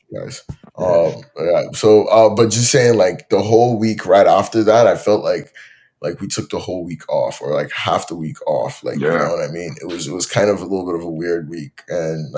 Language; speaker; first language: English; non-native, local second language; Yoruba